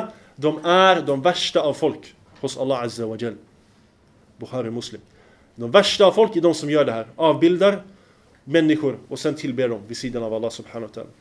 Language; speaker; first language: Swedish; non-native, fluent; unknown